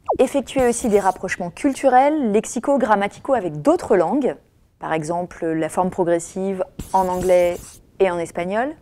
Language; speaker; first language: French; native; French